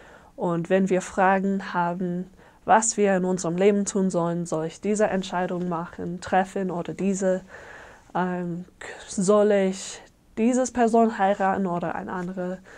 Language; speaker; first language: German; non-native, fluent; English